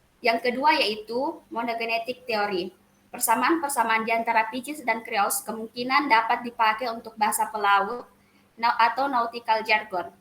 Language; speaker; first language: Indonesian; native; Indonesian